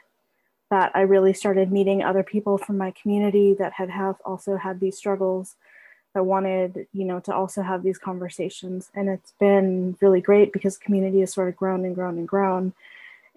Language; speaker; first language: English; native; English